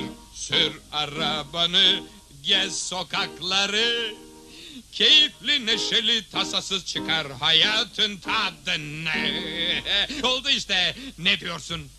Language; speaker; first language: Turkish; native; Turkish